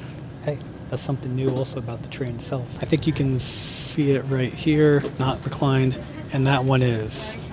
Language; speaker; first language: English; native; English